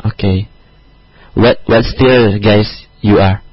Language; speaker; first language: English; non-native, learner; Indonesian